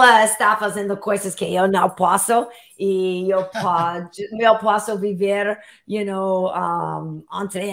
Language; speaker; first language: Portuguese; non-native, learner; English